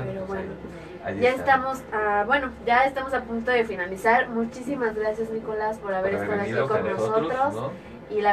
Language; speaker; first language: Spanish; native; Spanish